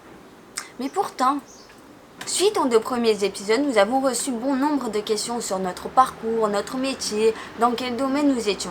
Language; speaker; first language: French; native; French